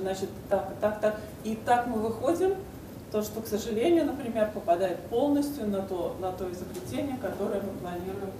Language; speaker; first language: Russian; native; Russian